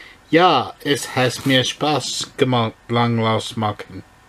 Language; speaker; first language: German; non-native, learner; English